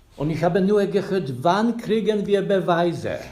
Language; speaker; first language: German; non-native, fluent; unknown